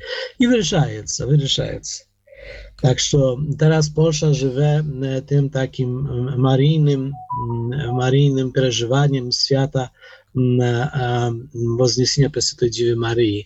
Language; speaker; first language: Polish; non-native, learner; Ukrainian